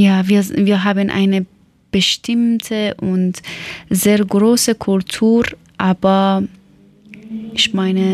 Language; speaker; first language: German; non-native, learner; Persian